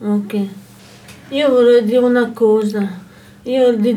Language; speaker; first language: Italian; non-native, fluent; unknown